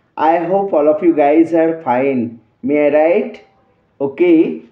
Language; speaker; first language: English; non-native, local second language; Marathi